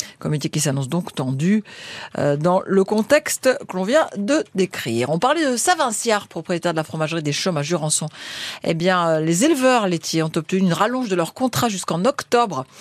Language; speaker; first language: French; native; French